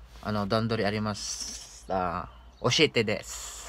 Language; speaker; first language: Japanese; non-native, learner; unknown